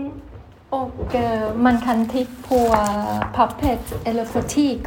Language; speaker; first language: Swedish; non-native, learner; Thai